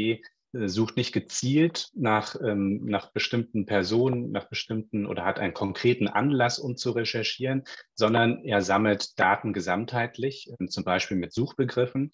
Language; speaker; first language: German; native; German